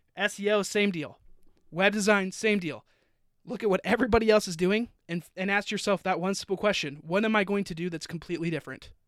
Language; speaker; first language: English; native; English